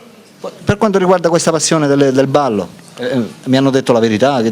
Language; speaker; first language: Italian; native; Italian